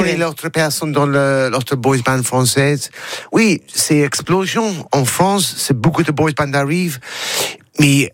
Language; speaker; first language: French; non-native, learner; English